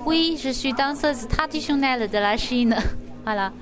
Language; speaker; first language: French; non-native, learner; Chinese